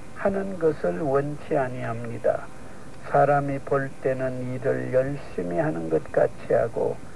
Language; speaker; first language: Korean; native; Korean